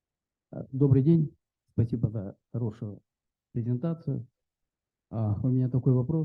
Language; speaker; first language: Russian; native; Russian